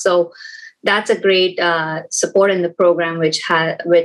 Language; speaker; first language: English; non-native, local second language; Hindi